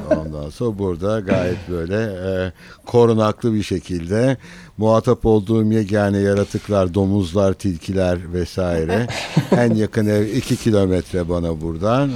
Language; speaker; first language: Turkish; native; Turkish